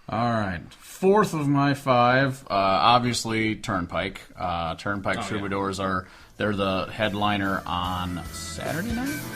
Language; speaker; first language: English; native; English